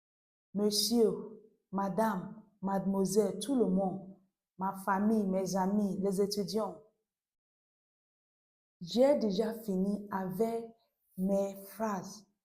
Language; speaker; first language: French; non-native, fluent; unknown